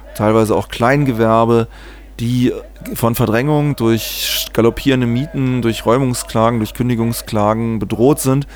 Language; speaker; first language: German; native; German